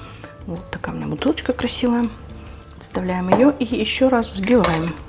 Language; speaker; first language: Russian; native; Russian